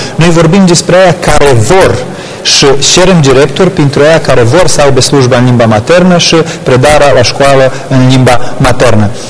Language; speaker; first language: Romanian; early bilingual, heritage; Romanian